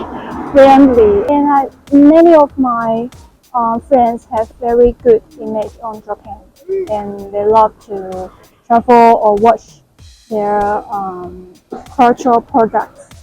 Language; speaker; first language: English; non-native, learner; Chinese